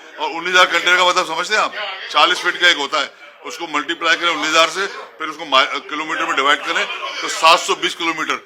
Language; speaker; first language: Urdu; native; Urdu